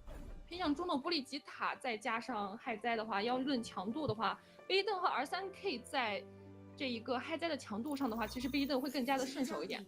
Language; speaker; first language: Chinese; native; Chinese